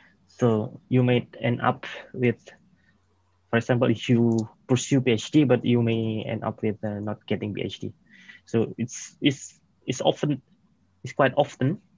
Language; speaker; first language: English; non-native, fluent; Indonesian